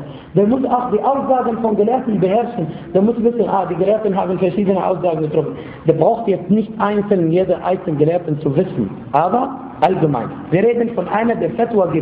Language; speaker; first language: German; non-native, fluent; Arabic